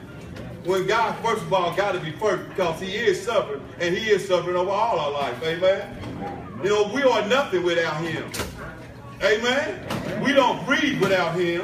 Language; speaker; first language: English; native; English